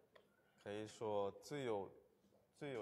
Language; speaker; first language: Chinese; non-native, fluent; Russian